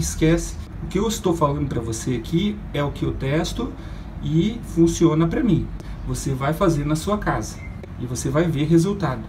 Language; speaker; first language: Portuguese; native; Portuguese